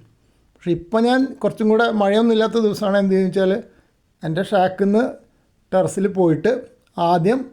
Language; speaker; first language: Malayalam; native; Malayalam